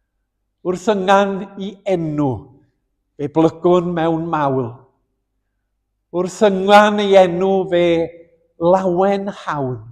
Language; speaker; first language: Welsh; native; Welsh